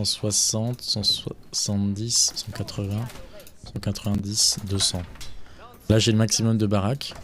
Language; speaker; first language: French; native; French